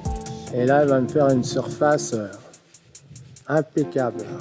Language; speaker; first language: French; native; French